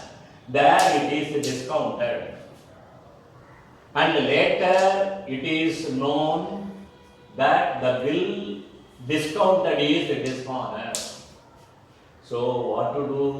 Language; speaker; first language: English; non-native, local second language; Tamil